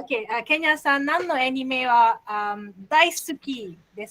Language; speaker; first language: Japanese; non-native, learner; Malay